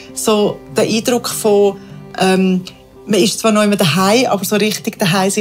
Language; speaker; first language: German; native; German